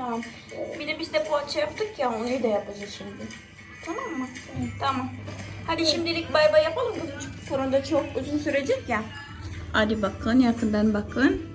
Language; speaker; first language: Turkish; non-native, fluent; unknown